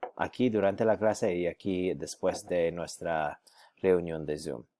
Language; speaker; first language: Spanish; non-native, fluent; English